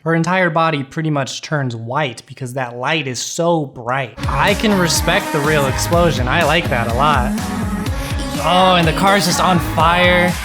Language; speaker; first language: English; native; English